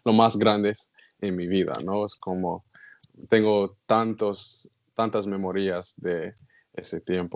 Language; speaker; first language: Spanish; non-native, learner; English